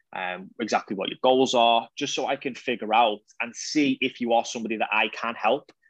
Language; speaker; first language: English; native; English